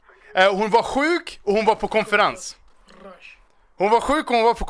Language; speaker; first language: Swedish; native; Swedish